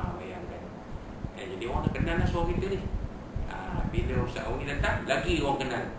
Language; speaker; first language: Malay; native; Malay